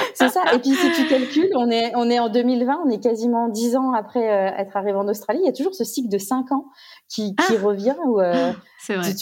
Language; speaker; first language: French; native; French